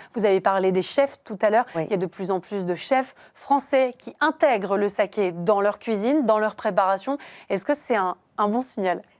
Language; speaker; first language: French; native; French